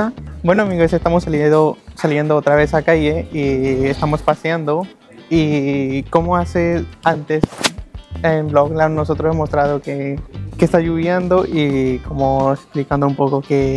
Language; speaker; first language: Spanish; non-native, learner; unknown